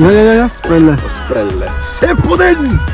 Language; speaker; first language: Norwegian; non-native, fluent; Turkish